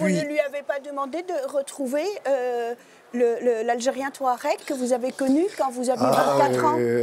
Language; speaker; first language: French; native; French